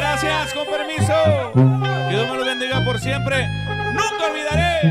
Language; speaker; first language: Spanish; native; Spanish